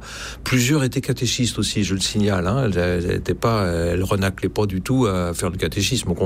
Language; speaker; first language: French; native; French